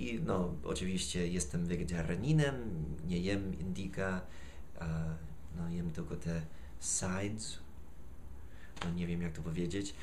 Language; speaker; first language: Polish; non-native, fluent; English